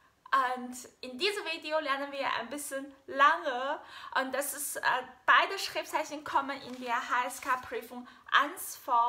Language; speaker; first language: German; non-native, fluent; Chinese